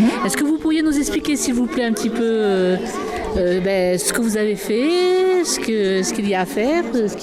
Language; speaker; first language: French; native; French